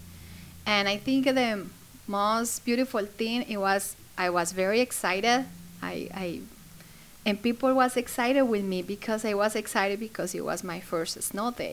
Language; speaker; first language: English; non-native, fluent; Spanish